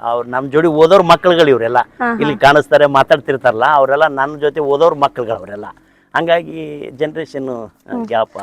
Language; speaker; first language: Kannada; native; Kannada